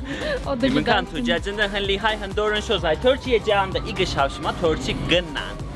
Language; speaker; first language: Chinese; non-native, learner; Turkish